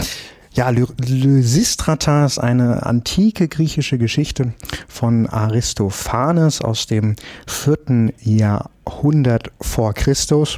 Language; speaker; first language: German; native; German